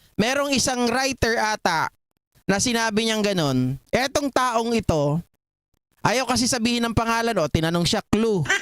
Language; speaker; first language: Filipino; non-native, local second language; Iloko